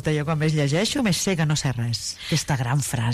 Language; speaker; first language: Catalan; native; Catalan